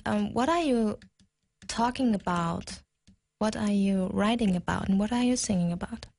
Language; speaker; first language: English; non-native, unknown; German